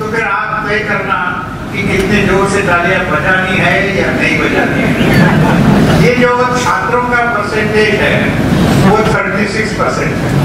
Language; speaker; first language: Hindi; non-native, local second language; Marathi